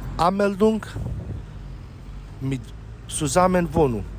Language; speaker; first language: German; non-native, learner; Romanian